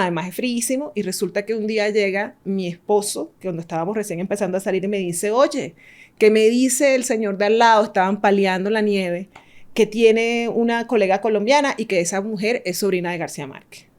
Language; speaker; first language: Spanish; native; Spanish